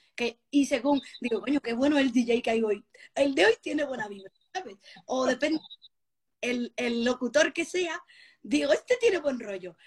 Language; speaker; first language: Spanish; native; Spanish